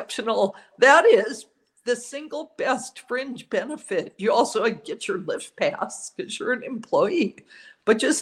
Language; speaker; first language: English; native; English